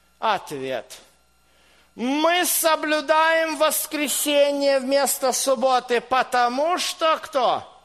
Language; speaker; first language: Russian; native; Russian